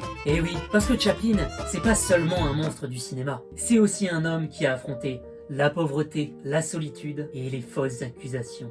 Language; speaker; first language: French; native; French